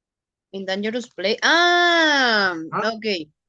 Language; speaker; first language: English; non-native, learner; Spanish